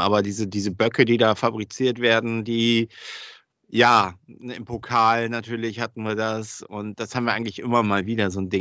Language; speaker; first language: German; native; German